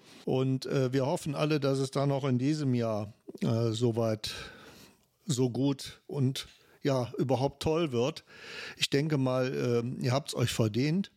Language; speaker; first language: German; native; German